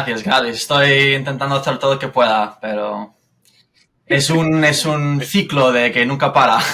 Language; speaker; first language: Spanish; non-native, fluent; English